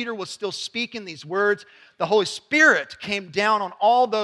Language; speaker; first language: English; native; English